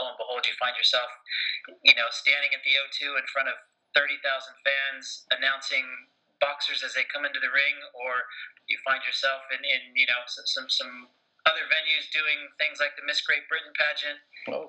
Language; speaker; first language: English; native; English